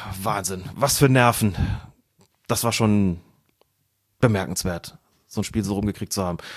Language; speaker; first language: German; native; German